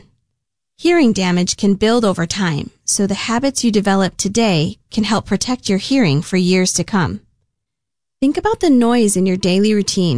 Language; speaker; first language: English; native; English